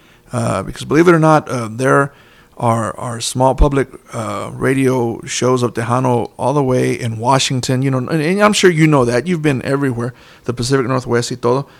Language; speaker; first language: English; early bilingual, other home language; Spanish